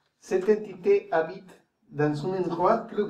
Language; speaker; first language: French; non-native, fluent; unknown